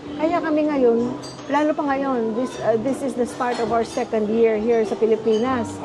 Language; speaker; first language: Filipino; native; Filipino